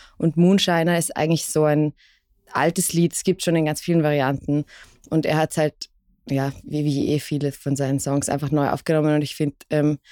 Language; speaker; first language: German; native; German